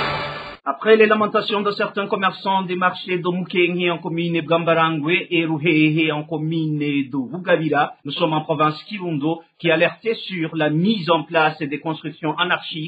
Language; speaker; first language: French; non-native, local second language; Rundi